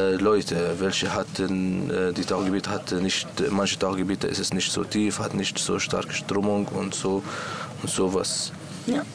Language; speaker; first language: German; non-native, learner; Arabic